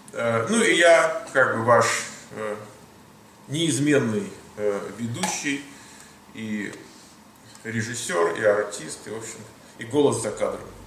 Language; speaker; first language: Russian; native; Russian